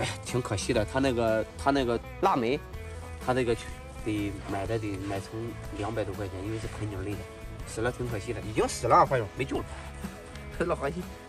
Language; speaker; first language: Chinese; native; Chinese